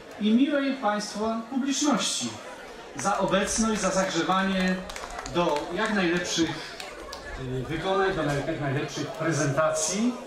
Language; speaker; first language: Polish; native; Polish